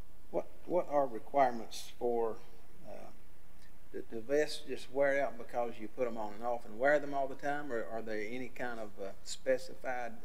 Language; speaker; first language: English; native; English